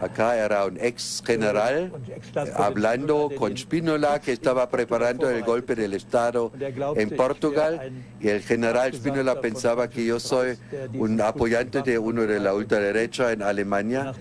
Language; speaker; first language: Spanish; non-native, fluent; German